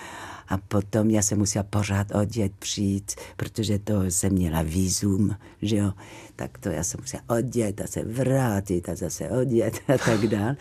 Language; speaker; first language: Czech; non-native, fluent; French